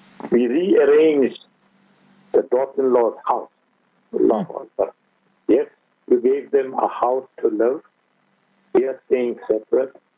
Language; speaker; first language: English; native; English